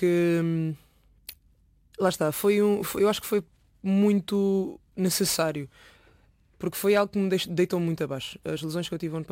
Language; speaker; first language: Portuguese; native; Portuguese